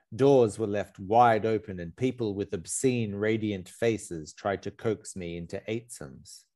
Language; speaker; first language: English; native; English